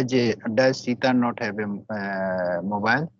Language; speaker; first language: English; non-native, learner; Hindi